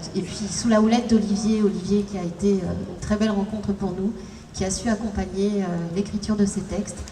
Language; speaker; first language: French; native; French